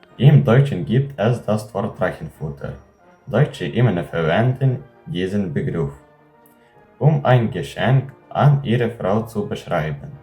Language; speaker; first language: German; non-native, learner; Ukrainian